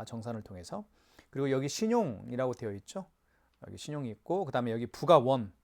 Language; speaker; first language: Korean; native; Korean